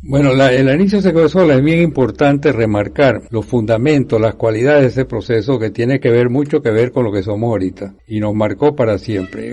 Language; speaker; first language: Spanish; native; Spanish